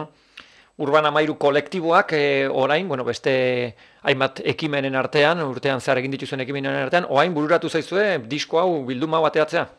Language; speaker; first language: Basque; native; Basque